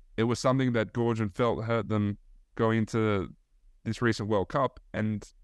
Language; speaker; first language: English; early bilingual, other home language; Turkish